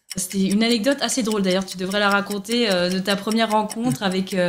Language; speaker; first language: French; native; French